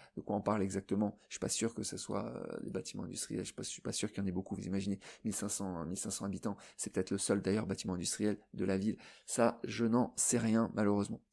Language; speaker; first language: French; native; French